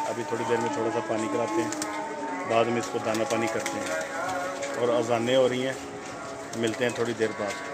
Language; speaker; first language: Hindi; non-native, local second language; Punjabi